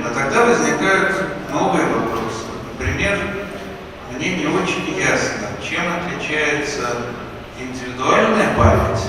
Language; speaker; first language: Russian; native; Russian